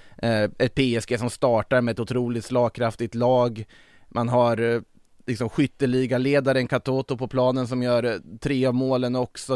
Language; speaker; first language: Swedish; native; Swedish